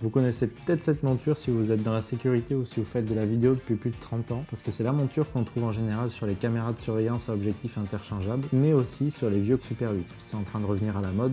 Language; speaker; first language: French; native; French